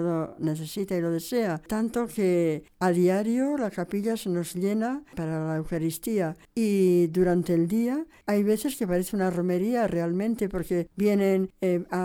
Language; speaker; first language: Spanish; native; Spanish